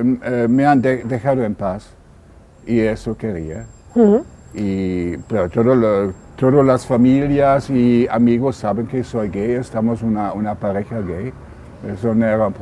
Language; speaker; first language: Spanish; non-native, learner; German